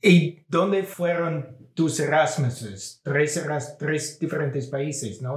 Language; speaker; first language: Spanish; non-native, fluent; English